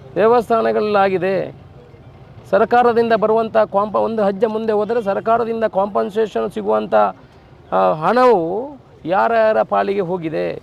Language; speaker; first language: Kannada; native; Kannada